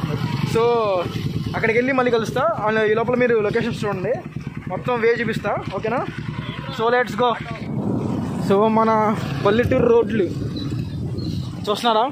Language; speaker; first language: Telugu; native; Telugu